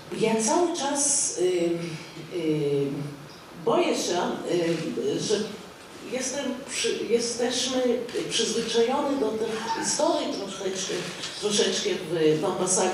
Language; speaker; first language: Polish; non-native, fluent; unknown